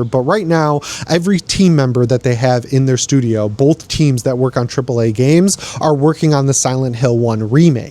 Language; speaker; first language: English; native; English